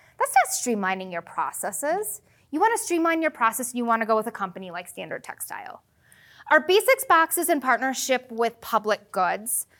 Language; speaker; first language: English; native; English